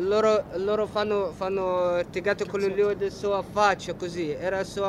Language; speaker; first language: Italian; non-native, learner; Arabic